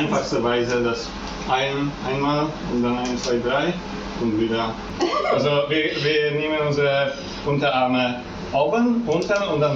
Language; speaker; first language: German; non-native, fluent; Polish